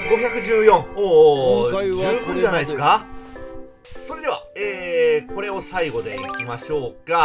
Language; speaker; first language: Japanese; native; Japanese